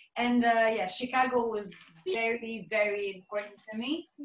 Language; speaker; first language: English; non-native, local second language; French